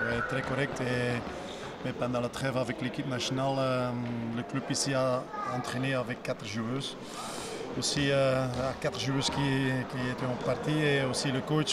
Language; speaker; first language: French; non-native, local second language; Dutch